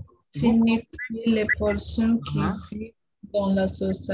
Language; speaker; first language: French; non-native, learner; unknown